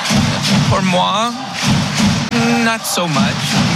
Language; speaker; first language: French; non-native, learner; English